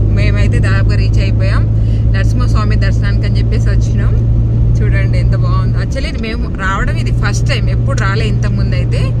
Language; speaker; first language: Telugu; native; Telugu